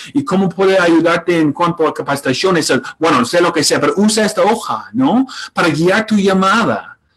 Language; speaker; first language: Spanish; non-native, fluent; English